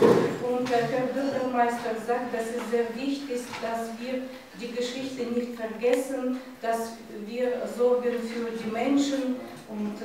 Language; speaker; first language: German; non-native, fluent; Russian